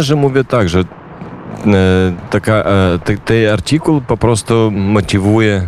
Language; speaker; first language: Polish; non-native, learner; Ukrainian